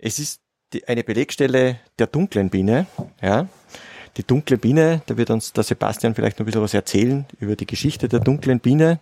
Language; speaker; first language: German; native; German